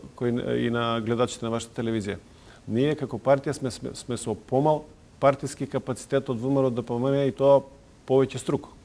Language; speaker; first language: Macedonian; non-native, local second language; Serbian